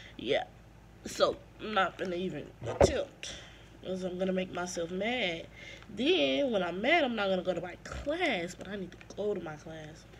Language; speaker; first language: English; native; English